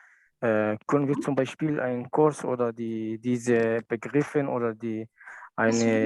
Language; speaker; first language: German; non-native, fluent; Arabic